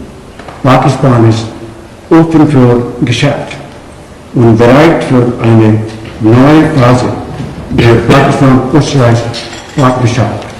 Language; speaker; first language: German; non-native, learner; Punjabi